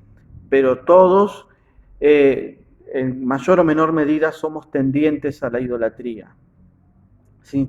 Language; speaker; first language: Spanish; native; Spanish